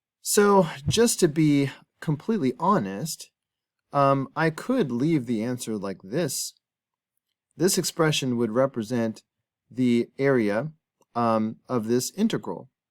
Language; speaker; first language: English; native; English